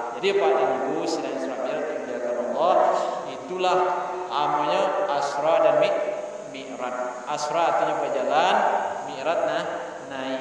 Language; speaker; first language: Malay; non-native, local second language; Minangkabau